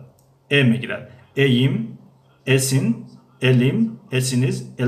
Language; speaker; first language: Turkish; non-native, fluent; Tajik